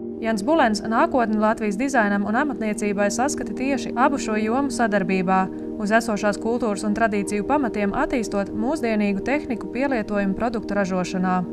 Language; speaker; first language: Latvian; native; Latvian